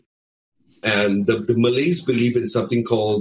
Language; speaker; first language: English; native; English